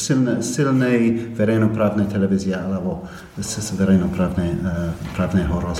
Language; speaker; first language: Slovak; non-native, fluent; English